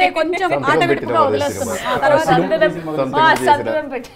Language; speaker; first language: Telugu; native; Telugu